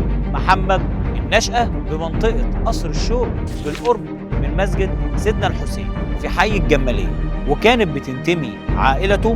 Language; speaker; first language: Arabic; native; Arabic